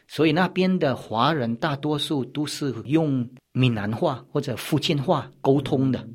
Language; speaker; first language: Chinese; early bilingual, heritage; Chinese